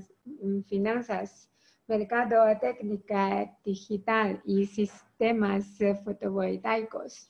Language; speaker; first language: Spanish; non-native, learner; Chinese